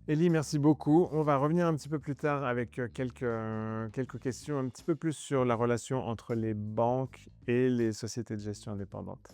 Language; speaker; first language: French; native; French